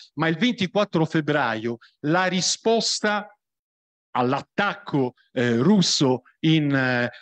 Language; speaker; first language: Italian; native; Italian